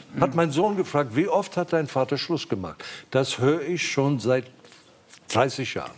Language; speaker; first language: German; non-native, fluent; English